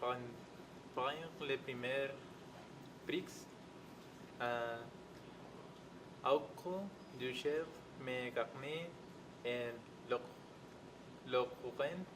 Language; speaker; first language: French; non-native, learner; Spanish